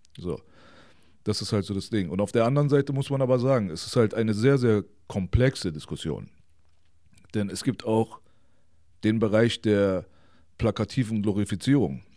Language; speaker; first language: German; early bilingual, other home language; Persian